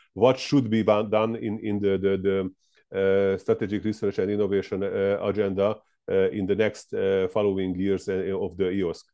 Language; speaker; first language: English; non-native, fluent; Hungarian